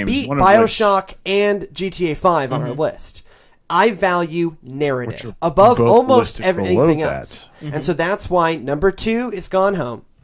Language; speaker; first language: English; native; English